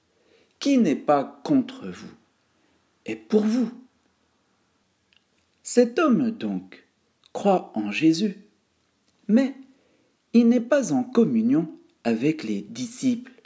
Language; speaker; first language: French; native; French